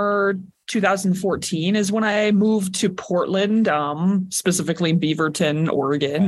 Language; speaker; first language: English; native; English